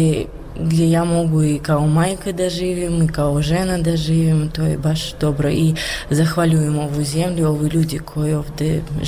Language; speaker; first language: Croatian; non-native, learner; Russian